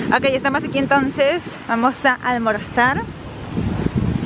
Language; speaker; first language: Spanish; native; Spanish